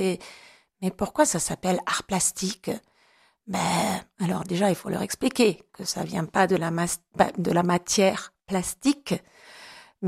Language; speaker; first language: French; non-native, fluent; German